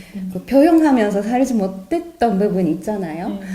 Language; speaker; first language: Korean; non-native, fluent; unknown